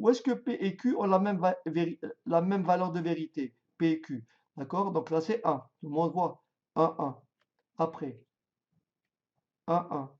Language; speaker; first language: French; native; French